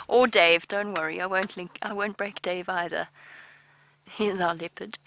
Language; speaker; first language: English; native; English